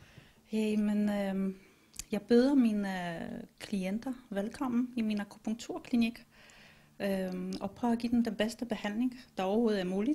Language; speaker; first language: Danish; non-native, fluent; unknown